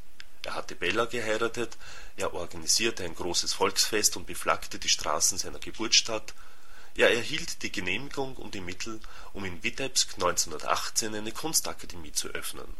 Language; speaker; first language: German; native; German